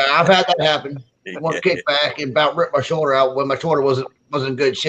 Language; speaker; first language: English; native; English